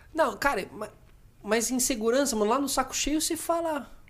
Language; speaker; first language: Portuguese; early bilingual, other home language; Spanish